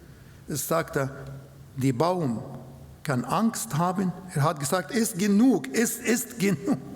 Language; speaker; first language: German; non-native, learner; Arabic